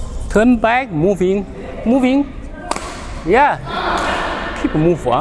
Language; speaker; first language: English; non-native, learner; Chinese